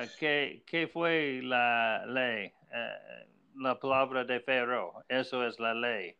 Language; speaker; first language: Spanish; non-native, learner; English